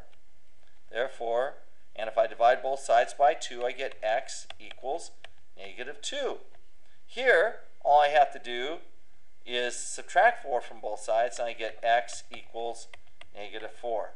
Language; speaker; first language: English; native; English